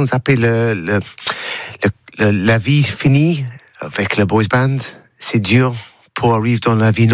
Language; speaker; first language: French; non-native, learner; English